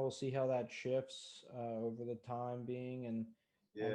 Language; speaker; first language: English; native; English